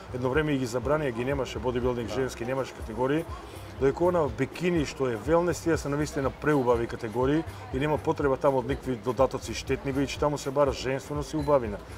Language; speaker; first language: Macedonian; native; Macedonian